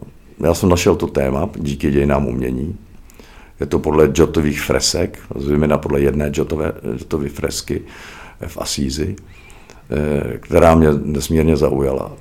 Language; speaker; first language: Czech; native; Czech